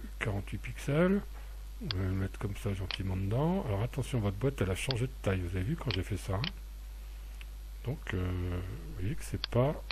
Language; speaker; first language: French; native; French